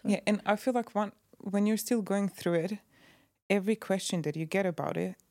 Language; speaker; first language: English; non-native, fluent; Croatian